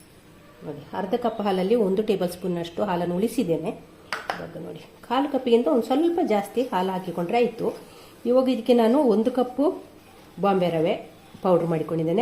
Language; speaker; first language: Kannada; native; Kannada